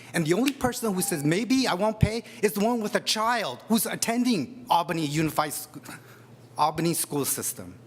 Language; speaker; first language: English; native; English